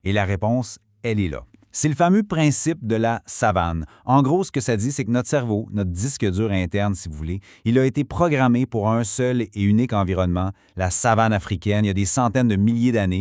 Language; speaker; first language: French; native; French